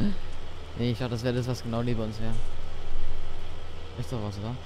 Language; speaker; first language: German; native; German